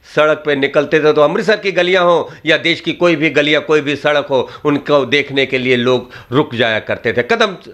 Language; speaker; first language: Hindi; native; Hindi